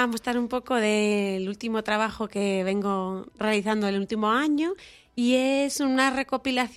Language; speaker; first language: Spanish; non-native, local second language; Galician